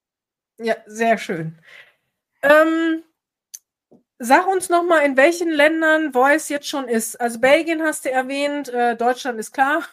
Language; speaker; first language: German; native; German